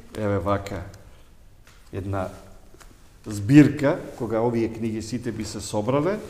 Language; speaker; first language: Macedonian; native; Macedonian